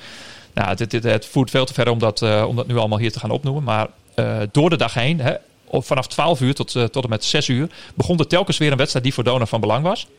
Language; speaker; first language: Dutch; native; Dutch